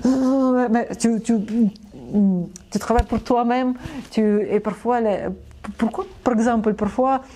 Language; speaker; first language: French; non-native, learner; Russian